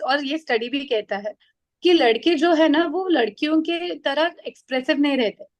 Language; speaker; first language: Hindi; non-native, local second language; Marathi